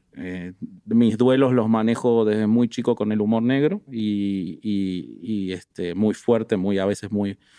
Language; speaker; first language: Spanish; native; Spanish